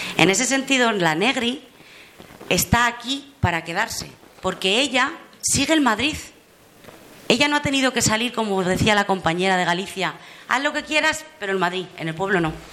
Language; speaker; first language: Spanish; native; Spanish